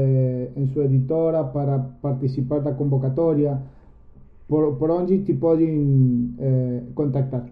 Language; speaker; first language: Portuguese; non-native, learner; Spanish